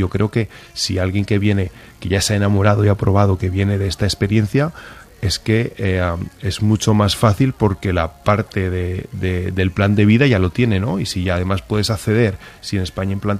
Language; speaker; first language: Spanish; native; Spanish